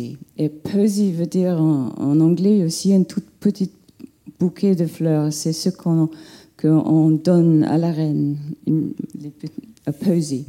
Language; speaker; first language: French; non-native, fluent; English